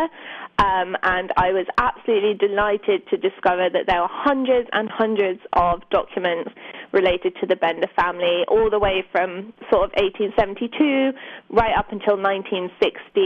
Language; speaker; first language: English; native; English